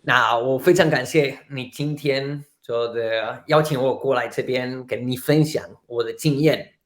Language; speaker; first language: Chinese; non-native, fluent; Spanish